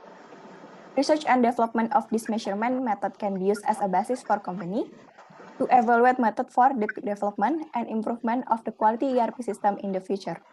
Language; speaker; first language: English; non-native, fluent; Indonesian